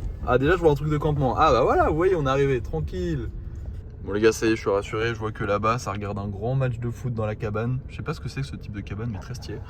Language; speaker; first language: French; native; French